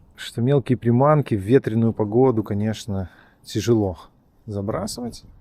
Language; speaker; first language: Russian; native; Russian